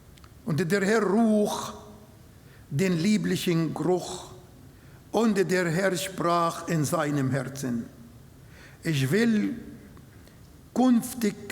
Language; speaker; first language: German; non-native, learner; Arabic